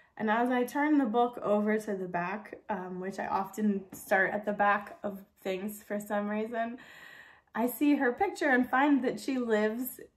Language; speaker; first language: English; native; English